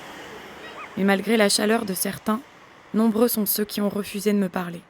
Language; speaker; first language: French; native; French